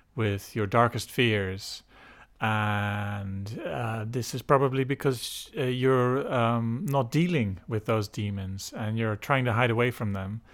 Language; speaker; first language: English; non-native, fluent; Dutch